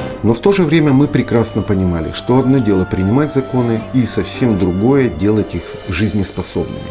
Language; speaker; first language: Russian; native; Russian